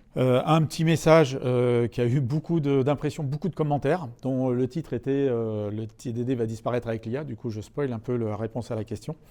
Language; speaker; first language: French; native; French